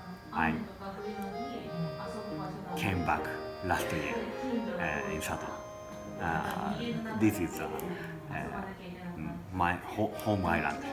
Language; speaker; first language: English; non-native, learner; Japanese